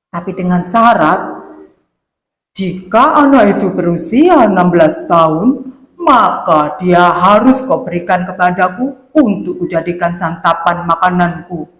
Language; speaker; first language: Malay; non-native, local second language; Javanese